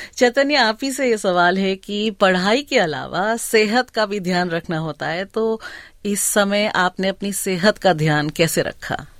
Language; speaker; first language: Hindi; native; Hindi